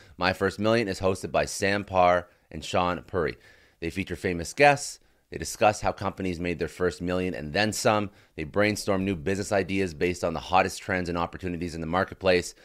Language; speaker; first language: English; native; English